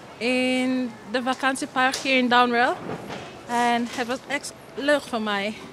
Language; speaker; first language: Dutch; non-native, learner; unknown